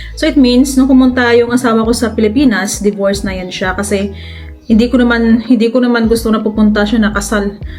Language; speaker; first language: Filipino; native; Filipino